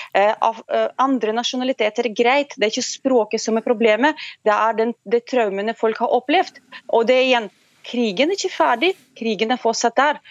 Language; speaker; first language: Norwegian; non-native, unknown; Russian